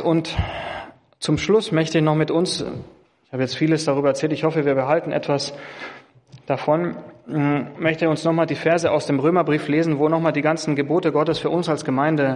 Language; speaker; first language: German; non-native, fluent; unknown